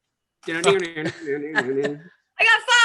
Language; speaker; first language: English; native; English